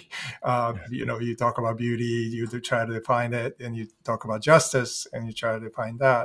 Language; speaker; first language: English; native; English